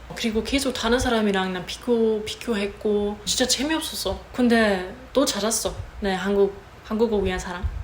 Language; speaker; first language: Korean; non-native, learner; German